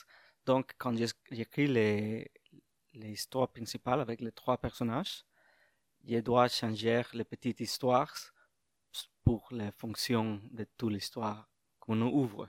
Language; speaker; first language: French; non-native, learner; English